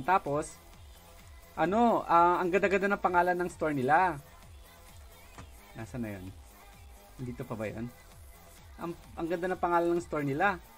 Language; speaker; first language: Filipino; native; Filipino